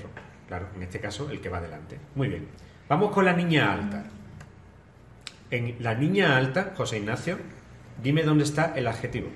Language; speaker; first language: Spanish; native; Spanish